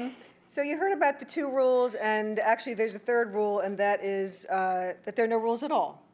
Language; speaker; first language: English; native; English